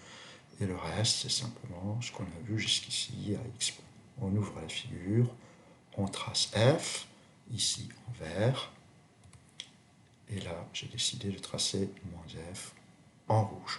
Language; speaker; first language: French; native; French